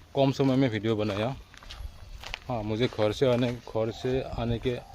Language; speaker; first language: Hindi; non-native, local second language; Assamese